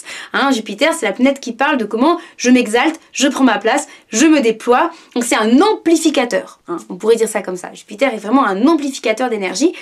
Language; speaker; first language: French; native; French